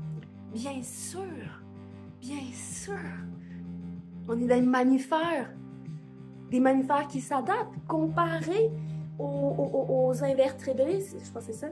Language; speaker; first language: French; native; French